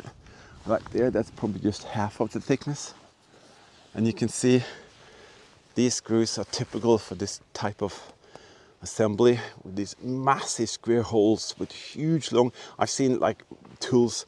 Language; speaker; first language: English; non-native, fluent; Norwegian